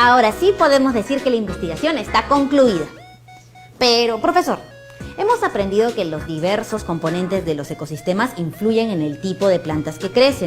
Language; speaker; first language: Spanish; native; Spanish